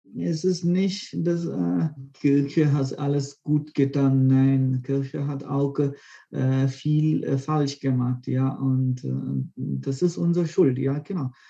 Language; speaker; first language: German; non-native, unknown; Konkani